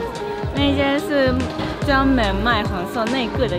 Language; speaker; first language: Chinese; non-native, fluent; Japanese